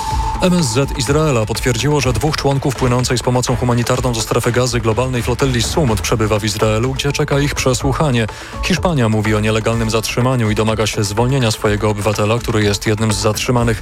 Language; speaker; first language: Polish; native; Polish